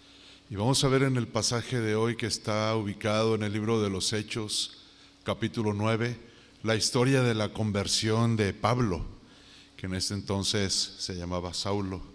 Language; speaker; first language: Spanish; native; Spanish